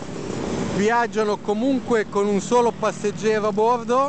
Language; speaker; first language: Italian; native; Italian